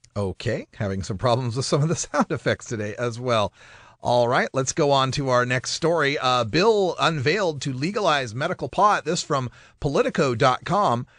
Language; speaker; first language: English; native; English